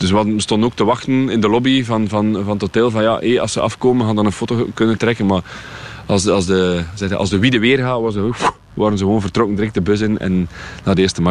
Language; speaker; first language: Dutch; native; Dutch